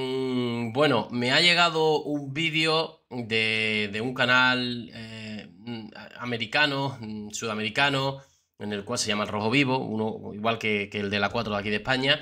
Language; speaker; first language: Spanish; native; Spanish